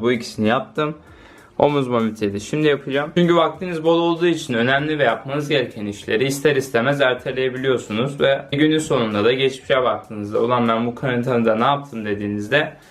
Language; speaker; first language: Turkish; early bilingual, heritage; Turkish